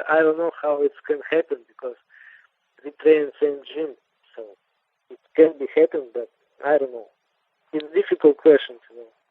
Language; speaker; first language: English; non-native, learner; Russian